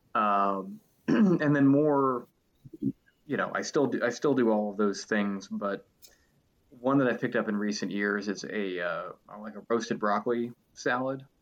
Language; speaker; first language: English; native; English